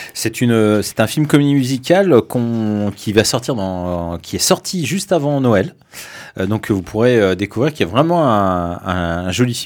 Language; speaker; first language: French; native; French